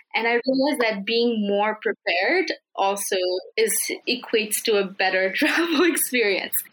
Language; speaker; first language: English; non-native, local second language; Nepali